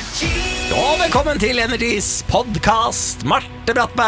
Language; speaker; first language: Norwegian; native; Norwegian